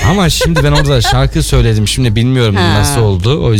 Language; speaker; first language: Turkish; native; Turkish